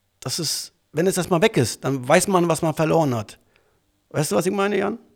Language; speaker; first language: German; early bilingual, other home language; Turkish